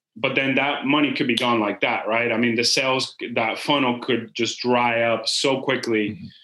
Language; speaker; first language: English; non-native, fluent; Spanish